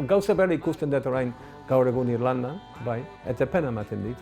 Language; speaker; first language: Basque; non-native, fluent; English